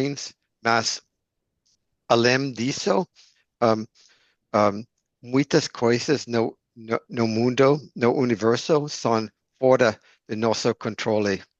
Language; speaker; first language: Portuguese; non-native, learner; English